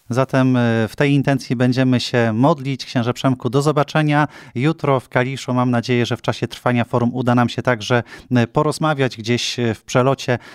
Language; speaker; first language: Polish; native; Polish